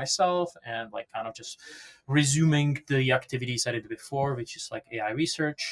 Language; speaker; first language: English; non-native, fluent; Czech